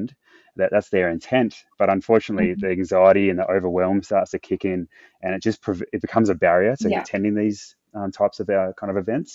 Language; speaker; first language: English; native; English